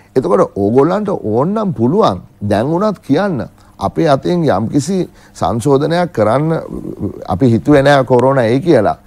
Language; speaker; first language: Sinhala; native; Sinhala